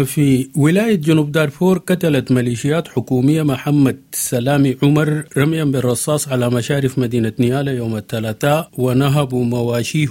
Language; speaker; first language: Arabic; native; Arabic